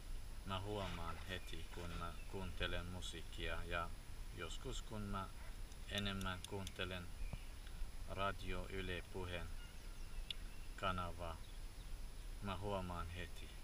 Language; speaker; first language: Finnish; non-native, fluent; Central Kurdish